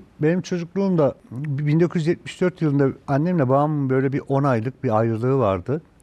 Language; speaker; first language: Turkish; native; Turkish